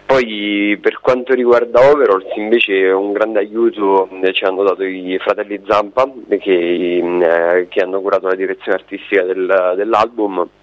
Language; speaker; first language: Italian; native; Italian